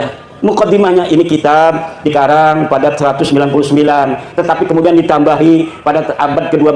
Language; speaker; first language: Indonesian; non-native, local second language; Javanese